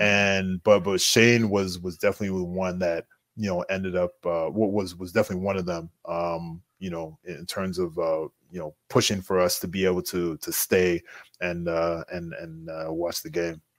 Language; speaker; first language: English; native; English